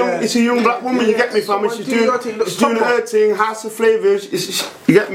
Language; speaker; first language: English; native; English